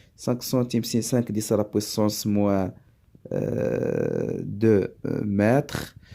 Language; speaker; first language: French; non-native, local second language; Arabic